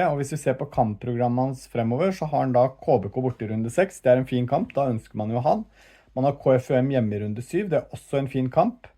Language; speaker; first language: Norwegian; native; Norwegian